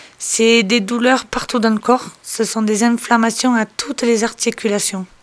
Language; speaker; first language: French; early bilingual, other home language; Portuguese